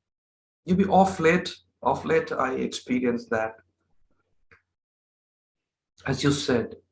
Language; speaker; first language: English; non-native, local second language; Hindi